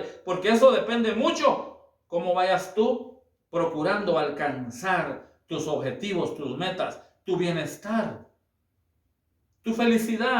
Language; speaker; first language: Spanish; native; Spanish